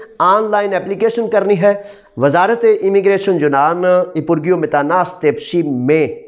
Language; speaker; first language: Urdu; non-native, local second language; Punjabi